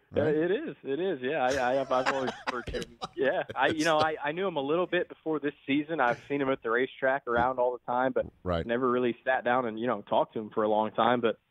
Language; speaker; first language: English; native; English